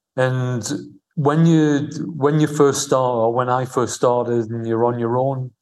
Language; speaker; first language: English; native; English